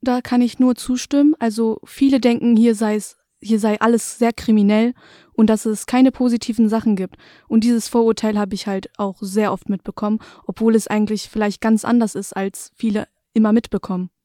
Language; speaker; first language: German; native; German